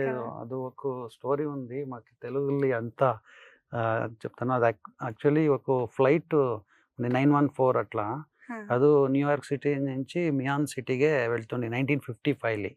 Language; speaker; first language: Telugu; non-native, learner; Kannada